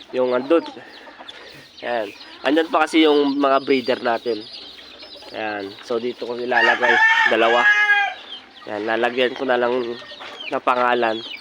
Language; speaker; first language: Filipino; native; Filipino